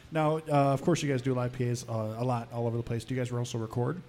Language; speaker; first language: English; native; English